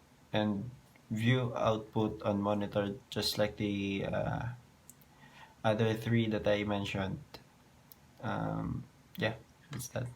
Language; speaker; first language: English; non-native, local second language; Filipino